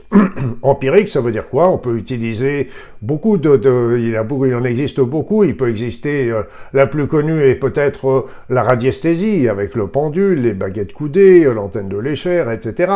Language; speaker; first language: French; native; French